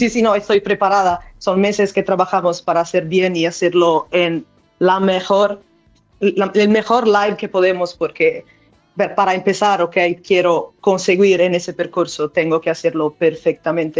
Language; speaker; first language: Spanish; non-native, learner; Italian